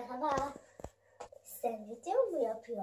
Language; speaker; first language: Turkish; early bilingual, other home language; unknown